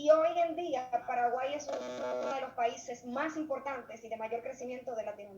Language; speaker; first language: Spanish; native; Spanish